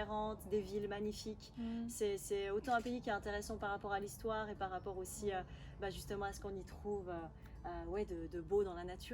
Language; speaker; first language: French; native; French